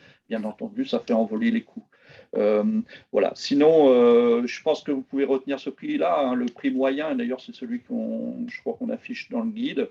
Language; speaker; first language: French; native; French